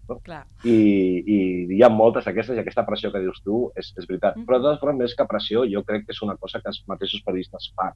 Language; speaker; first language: Catalan; non-native, local second language; Spanish